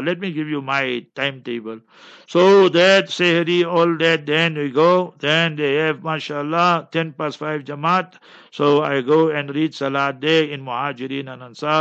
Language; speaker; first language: English; native; English